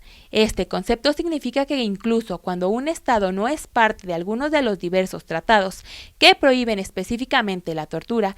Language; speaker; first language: Spanish; native; Spanish